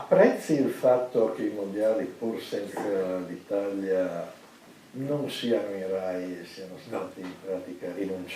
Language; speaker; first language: Italian; native; Italian